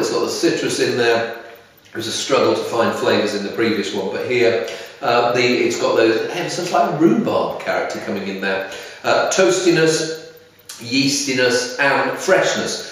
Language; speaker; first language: English; native; English